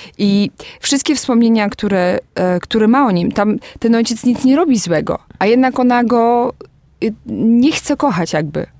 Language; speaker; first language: Polish; early bilingual, heritage; Polish